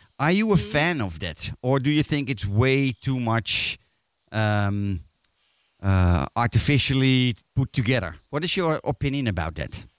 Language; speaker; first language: English; non-native, fluent; Dutch